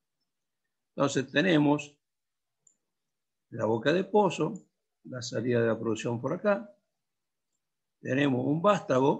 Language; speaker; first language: Spanish; native; Spanish